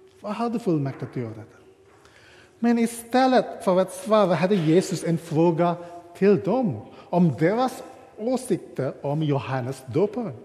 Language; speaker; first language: Swedish; non-native, fluent; English